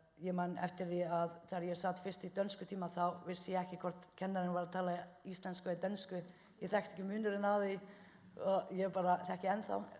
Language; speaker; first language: Icelandic; non-native, fluent; Arabic